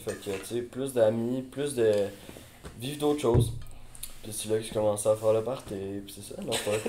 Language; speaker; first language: French; native; French